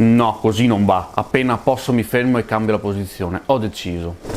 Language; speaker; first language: Italian; native; Italian